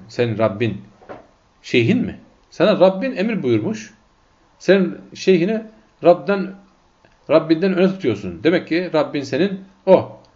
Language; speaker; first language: Turkish; non-native, fluent; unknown